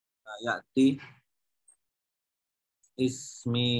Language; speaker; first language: Arabic; non-native, learner; Indonesian